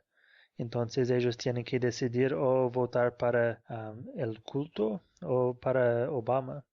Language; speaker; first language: Spanish; non-native, fluent; English